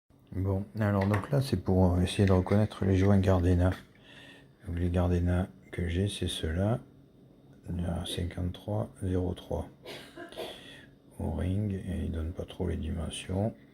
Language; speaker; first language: French; native; French